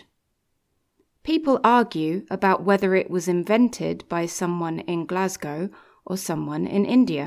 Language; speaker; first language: English; native; English